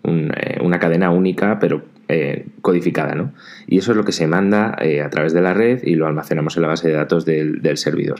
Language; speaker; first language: Spanish; native; Spanish